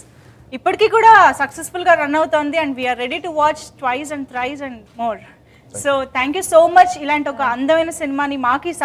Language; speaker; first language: Telugu; native; Telugu